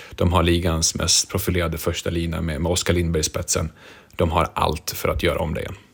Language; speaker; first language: Swedish; early bilingual, other home language; Bosnian